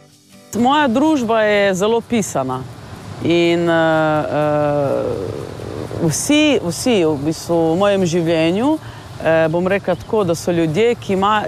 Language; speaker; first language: Slovenian; non-native, local second language; Romany